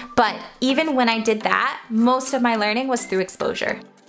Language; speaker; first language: English; native; English